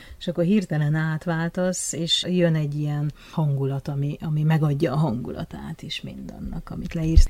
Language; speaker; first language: Hungarian; native; Hungarian